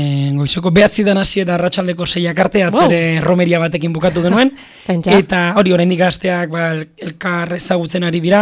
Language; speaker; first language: Basque; native; Basque